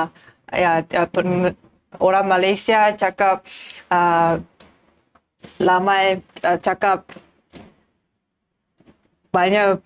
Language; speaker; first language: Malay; non-native, learner; Japanese